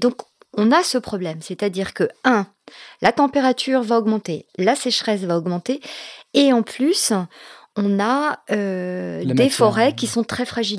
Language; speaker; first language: French; native; French